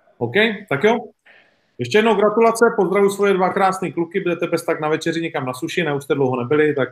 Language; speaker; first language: Czech; native; Czech